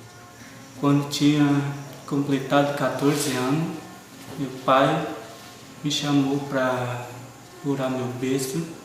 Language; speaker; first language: Portuguese; non-native, local second language; Guarani